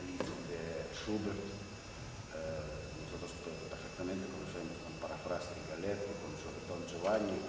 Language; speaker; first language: Spanish; non-native, learner; Russian